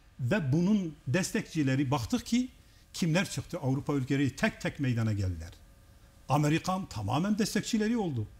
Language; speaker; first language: Turkish; non-native, local second language; Kurdish